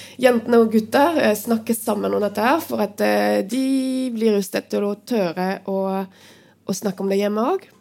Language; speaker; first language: Norwegian; non-native, fluent; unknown